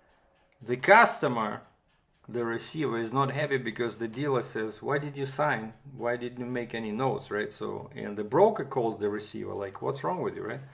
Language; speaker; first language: English; non-native, fluent; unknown